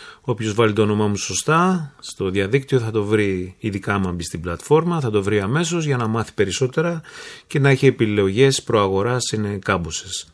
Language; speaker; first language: Greek; early bilingual, heritage; Greek